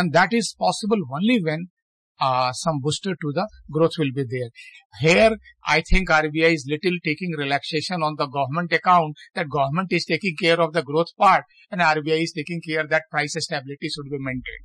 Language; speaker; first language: English; non-native, local second language; Hindi